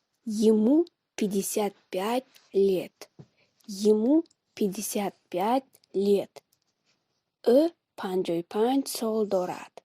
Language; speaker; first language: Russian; non-native, fluent; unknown